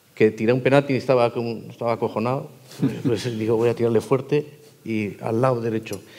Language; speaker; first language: Spanish; native; Spanish